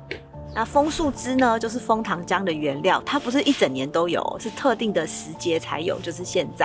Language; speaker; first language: Chinese; native; Chinese